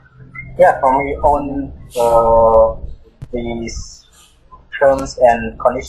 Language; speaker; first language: English; non-native, learner; Vietnamese